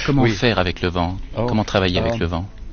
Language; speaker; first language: French; native; French